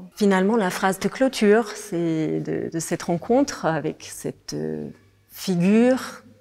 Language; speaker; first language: French; non-native, fluent; Danish